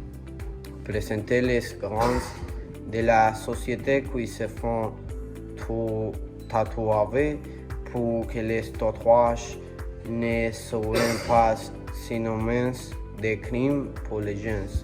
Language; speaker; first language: French; non-native, learner; Spanish